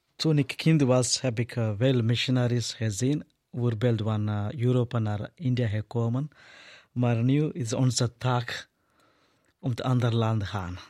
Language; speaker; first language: Dutch; non-native, learner; Telugu